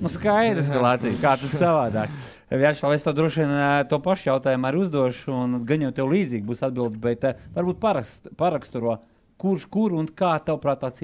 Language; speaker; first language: Latvian; native; Latvian